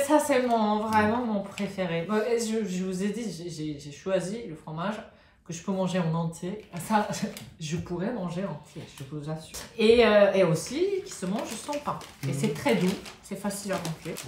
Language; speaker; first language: French; non-native, fluent; Japanese